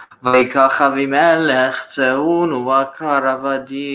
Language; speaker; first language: Hebrew; non-native, learner; English